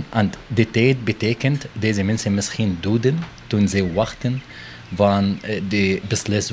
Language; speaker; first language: Dutch; non-native, learner; Arabic